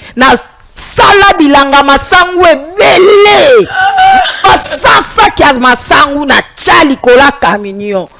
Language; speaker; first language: Lingala; non-native, local second language; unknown